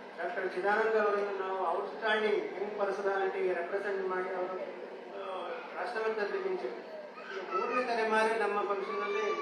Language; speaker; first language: Kannada; native; Kannada